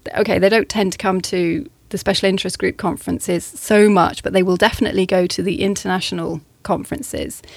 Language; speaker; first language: English; native; English